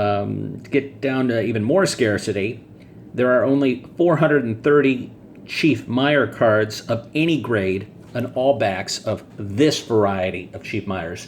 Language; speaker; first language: English; native; English